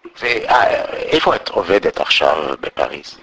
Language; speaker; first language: Hebrew; non-native, learner; French